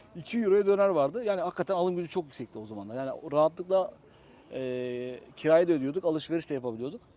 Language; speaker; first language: Turkish; native; Turkish